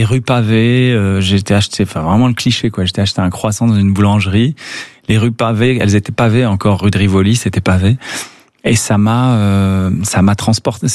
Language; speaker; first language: French; native; French